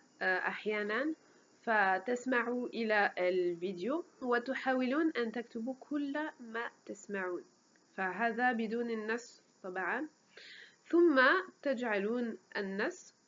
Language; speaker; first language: Arabic; non-native, fluent; French